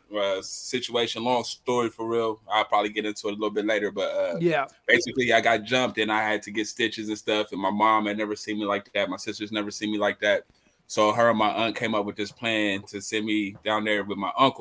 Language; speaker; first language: English; native; English